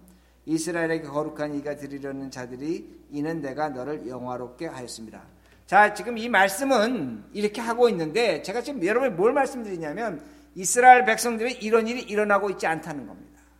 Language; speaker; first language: Korean; native; Korean